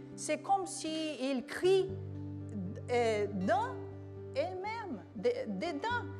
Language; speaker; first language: French; non-native, learner; Portuguese